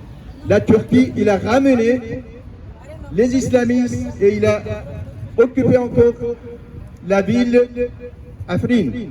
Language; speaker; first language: French; non-native, learner; Kurdish